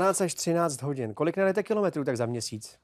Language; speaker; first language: Czech; native; Czech